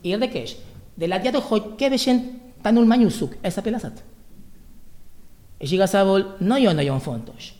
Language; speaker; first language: Hungarian; non-native, learner; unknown